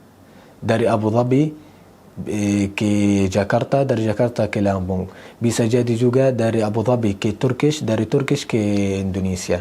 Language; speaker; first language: Indonesian; non-native, fluent; Arabic